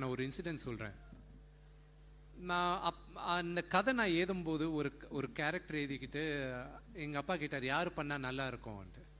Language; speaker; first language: Tamil; non-native, local second language; Telugu